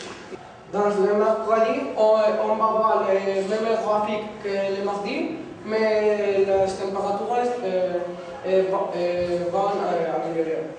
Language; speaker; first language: French; non-native, learner; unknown